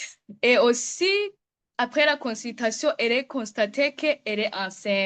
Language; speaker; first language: French; non-native, local second language; Rundi